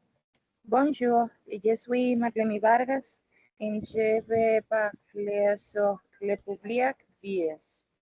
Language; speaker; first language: French; non-native, learner; Spanish